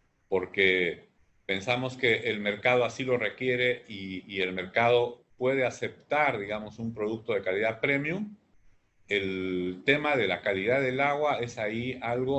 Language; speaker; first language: Spanish; native; Spanish